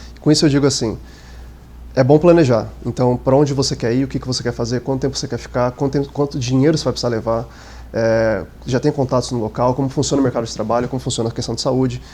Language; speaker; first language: Portuguese; native; Portuguese